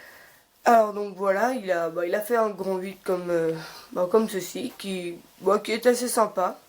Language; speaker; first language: French; native; French